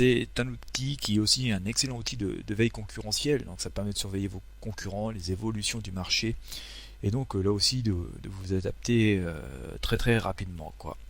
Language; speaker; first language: French; native; French